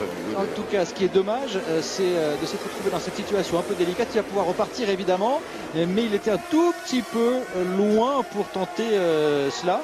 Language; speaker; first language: French; native; French